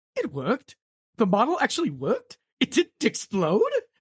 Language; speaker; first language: English; native; English